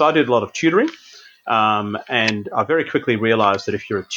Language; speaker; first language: English; native; English